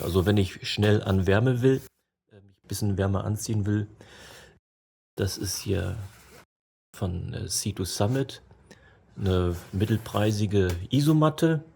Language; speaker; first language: German; native; German